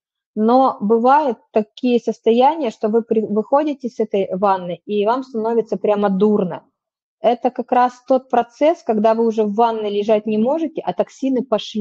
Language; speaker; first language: Russian; native; Russian